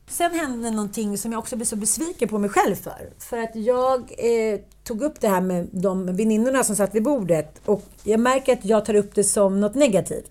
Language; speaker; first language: Swedish; native; Swedish